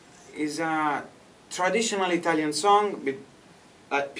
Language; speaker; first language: English; non-native, learner; Italian